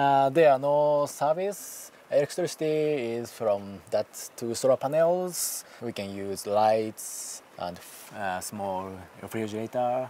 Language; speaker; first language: English; non-native, learner; Japanese